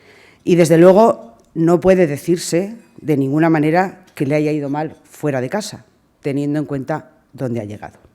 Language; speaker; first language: Spanish; native; Spanish